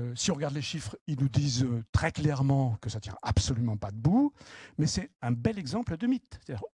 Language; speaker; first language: French; native; French